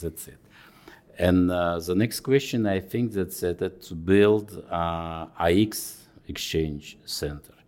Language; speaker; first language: English; non-native, fluent; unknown